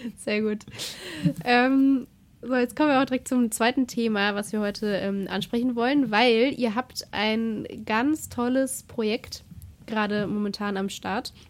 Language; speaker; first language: German; native; German